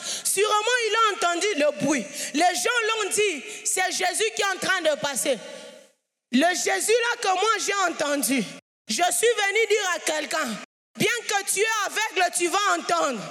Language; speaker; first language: French; non-native, local second language; Swahili